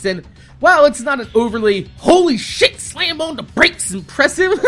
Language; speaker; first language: English; native; English